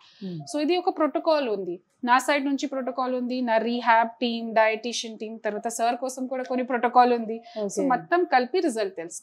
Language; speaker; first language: Telugu; non-native, fluent; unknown